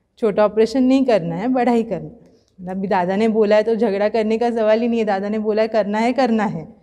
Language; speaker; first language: Hindi; non-native, local second language; Marathi